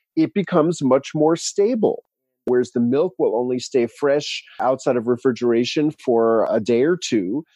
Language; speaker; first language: English; native; English